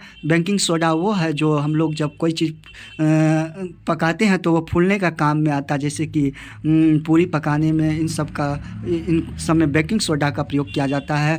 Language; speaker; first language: Hindi; native; Hindi